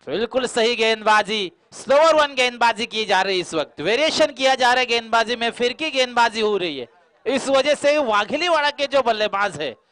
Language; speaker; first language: Hindi; non-native, local second language; Marathi